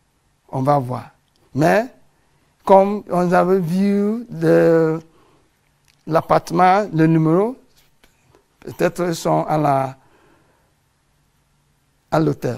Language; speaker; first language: French; non-native, fluent; English